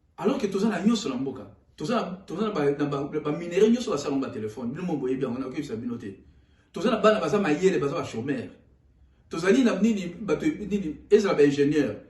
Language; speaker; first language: Lingala; non-native, local second language; Swahili